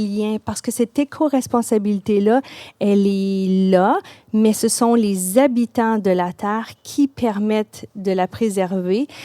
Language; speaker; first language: French; native; French